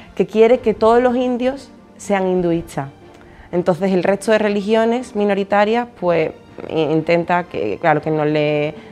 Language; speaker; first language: Spanish; native; Spanish